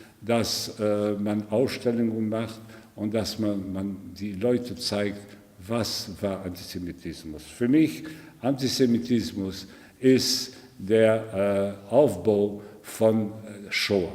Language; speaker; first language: German; non-native, learner; French